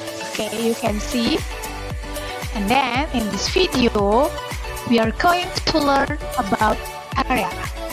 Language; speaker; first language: English; non-native, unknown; Indonesian